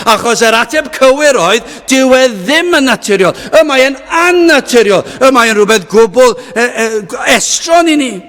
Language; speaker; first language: Welsh; native; Welsh